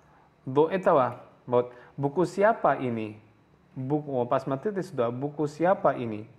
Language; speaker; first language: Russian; non-native, learner; Javanese